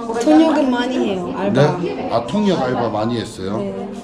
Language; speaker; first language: Korean; non-native, fluent; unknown